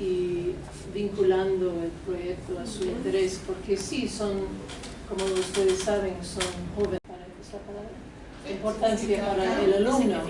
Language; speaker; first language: Spanish; non-native, fluent; English